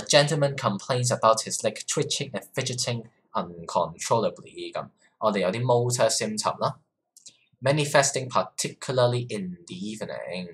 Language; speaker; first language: English; non-native, local second language; Cantonese